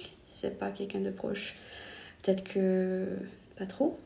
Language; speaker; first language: French; non-native, fluent; Hungarian